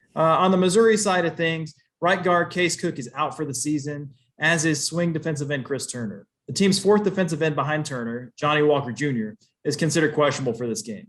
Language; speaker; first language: English; native; English